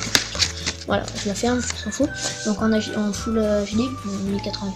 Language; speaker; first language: French; native; French